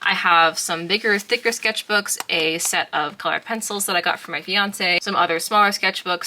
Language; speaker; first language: English; native; English